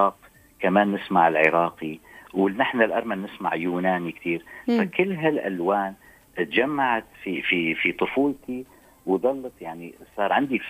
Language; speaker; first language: Arabic; native; Arabic